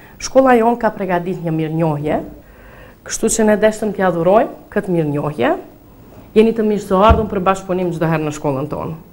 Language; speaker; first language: Albanian; native; Albanian